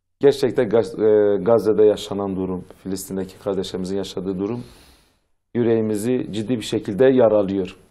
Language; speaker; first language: Turkish; non-native, local second language; Zaza